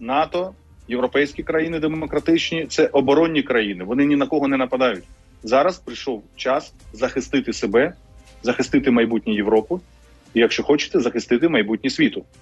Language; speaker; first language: Ukrainian; native; Ukrainian